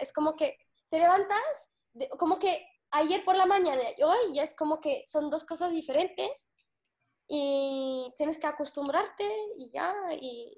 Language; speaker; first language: Spanish; non-native, fluent; Arabic